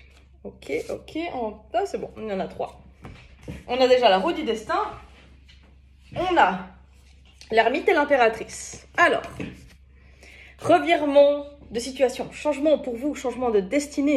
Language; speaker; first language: French; native; French